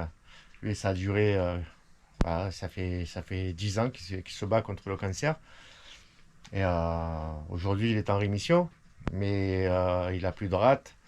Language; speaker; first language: French; native; French